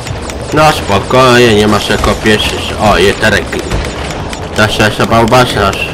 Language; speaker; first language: Polish; non-native, learner; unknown